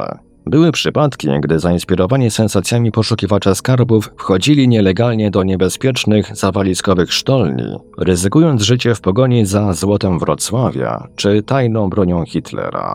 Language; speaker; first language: Polish; native; Polish